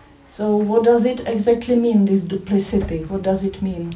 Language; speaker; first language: English; non-native, fluent; Czech